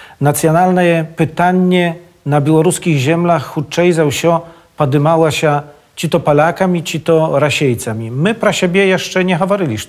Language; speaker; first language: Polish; non-native, local second language; Belarusian